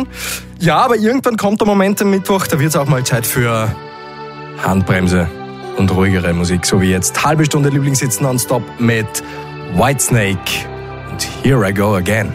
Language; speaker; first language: German; native; German